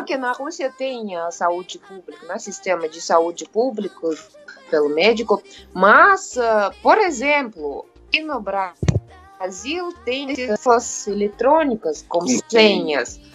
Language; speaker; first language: Portuguese; non-native, fluent; Russian